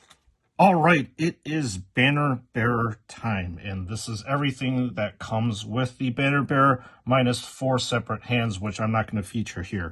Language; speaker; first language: English; native; English